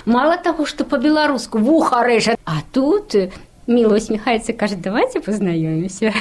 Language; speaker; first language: Belarusian; native; Belarusian